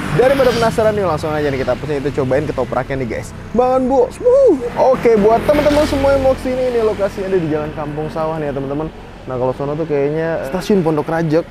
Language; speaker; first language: Indonesian; native; Indonesian